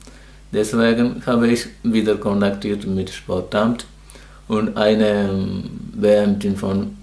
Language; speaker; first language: German; non-native, learner; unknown